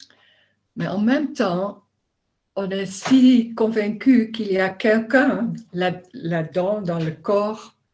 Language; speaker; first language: French; non-native, learner; Dutch